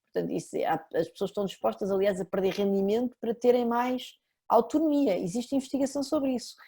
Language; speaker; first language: Portuguese; native; Portuguese